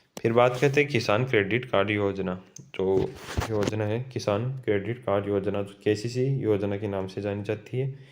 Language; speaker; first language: Hindi; native; Hindi